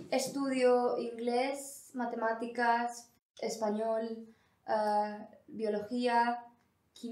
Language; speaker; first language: Spanish; non-native, learner; English